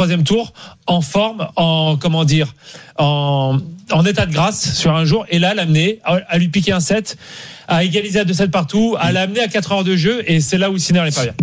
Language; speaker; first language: French; native; French